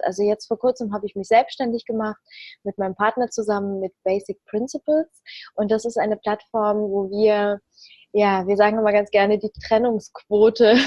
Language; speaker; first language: German; early bilingual, other home language; Ukrainian